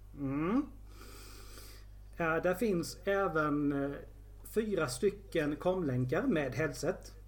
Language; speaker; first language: Swedish; native; Swedish